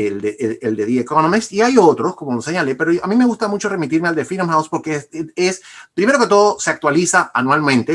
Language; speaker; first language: Spanish; native; Spanish